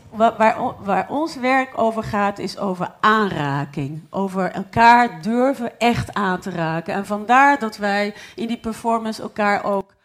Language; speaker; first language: Dutch; non-native, fluent; Arabic